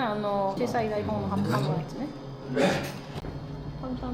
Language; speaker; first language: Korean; non-native, learner; Japanese